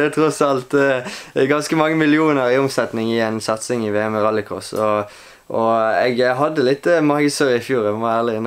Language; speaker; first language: Norwegian; native; Norwegian